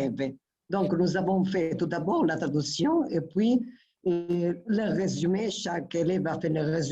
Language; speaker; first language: French; non-native, fluent; Italian